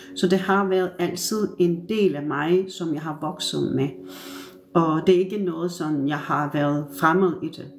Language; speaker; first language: Danish; non-native, fluent; Turkish